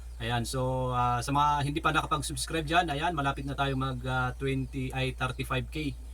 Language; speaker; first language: Filipino; native; Filipino